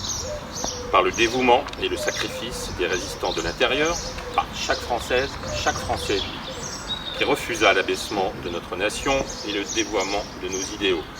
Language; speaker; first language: French; native; French